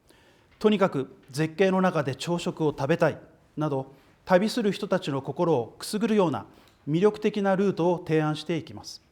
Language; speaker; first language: Japanese; native; Japanese